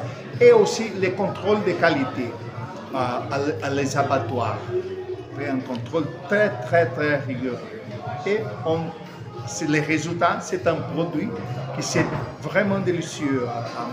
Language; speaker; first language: French; non-native, fluent; Portuguese